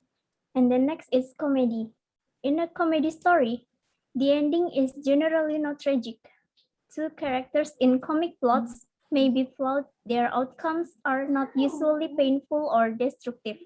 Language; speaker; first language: English; non-native, learner; Indonesian